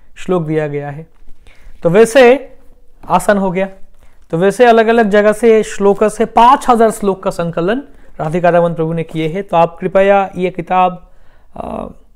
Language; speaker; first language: Hindi; non-native, local second language; Bangla